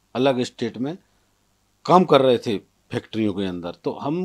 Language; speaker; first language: Hindi; native; Hindi